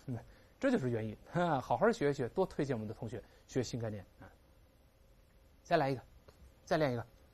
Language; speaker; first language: Chinese; native; Chinese